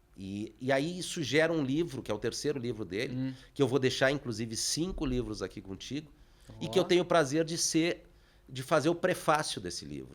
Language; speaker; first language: Portuguese; native; Portuguese